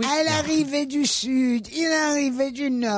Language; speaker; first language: French; native; French